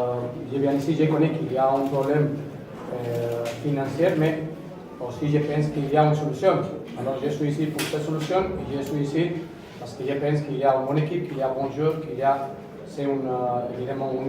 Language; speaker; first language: French; non-native, fluent; Spanish